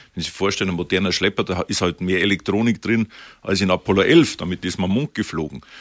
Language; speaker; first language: German; native; German